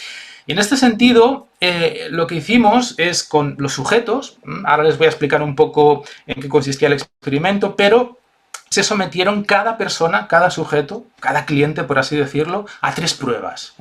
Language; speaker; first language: Spanish; native; Spanish